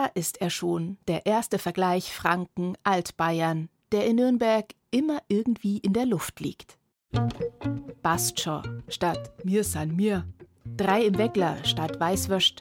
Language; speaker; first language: German; native; German